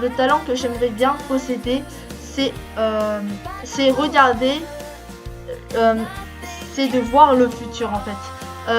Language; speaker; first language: French; early bilingual, other home language; Korean